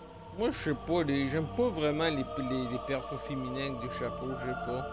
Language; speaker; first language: French; native; French